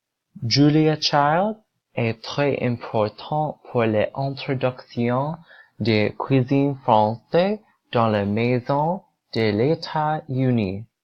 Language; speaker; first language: French; non-native, learner; English